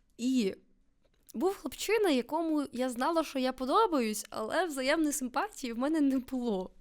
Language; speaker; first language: Ukrainian; native; Ukrainian